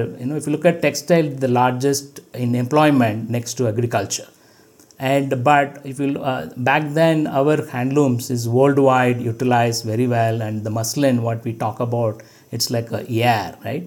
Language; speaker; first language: English; non-native, local second language; Tamil